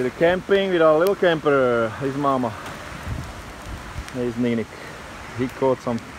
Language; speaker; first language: English; non-native, fluent; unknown